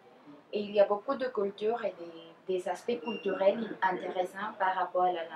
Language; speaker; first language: French; non-native, fluent; Spanish